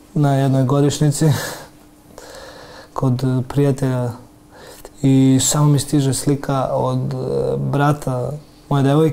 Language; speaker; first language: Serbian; early bilingual, heritage; Serbian